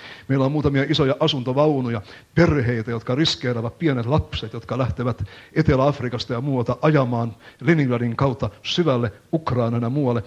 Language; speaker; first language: Finnish; native; Finnish